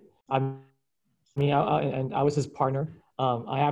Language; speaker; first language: English; early bilingual, other home language; Japanese